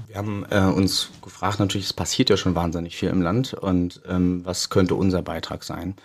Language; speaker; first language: German; native; German